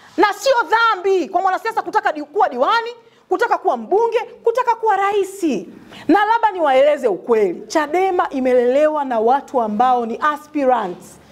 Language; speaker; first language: Swahili; native; Swahili